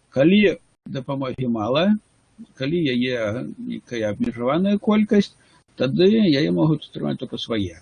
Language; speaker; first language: Belarusian; non-native, local second language; Russian